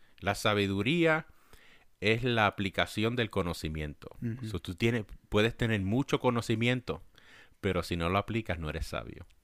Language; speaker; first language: Spanish; early bilingual, heritage; Spanish